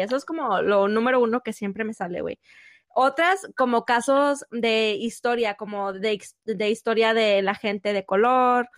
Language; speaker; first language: Spanish; native; Spanish